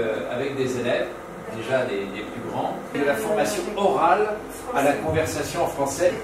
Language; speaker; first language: French; native; French